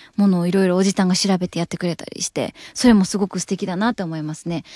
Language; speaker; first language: Japanese; native; Japanese